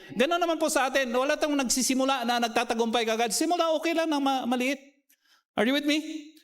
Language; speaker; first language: Filipino; non-native, local second language; Cebuano